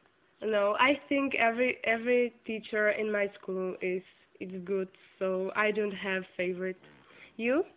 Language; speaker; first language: English; non-native, learner; Czech